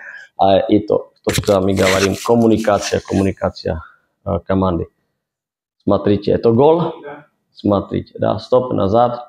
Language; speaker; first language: Russian; non-native, fluent; Czech